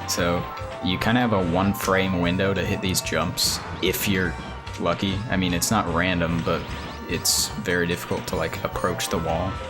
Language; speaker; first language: English; native; English